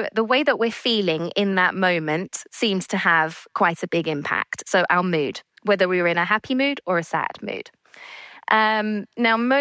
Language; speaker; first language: English; native; English